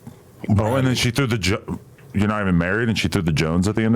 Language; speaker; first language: English; native; English